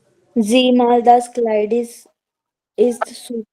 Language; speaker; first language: German; non-native, learner; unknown